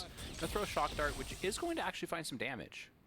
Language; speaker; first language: English; native; English